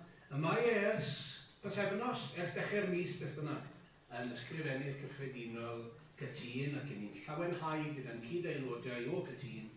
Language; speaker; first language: Welsh; native; Welsh